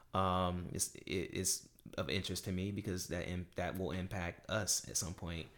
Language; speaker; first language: English; native; English